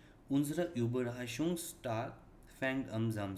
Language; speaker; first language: German; non-native, fluent; Hindi